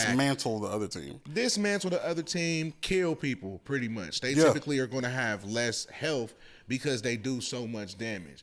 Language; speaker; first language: English; native; English